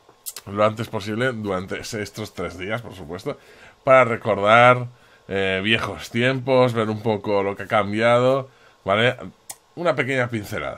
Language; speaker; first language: Spanish; native; Spanish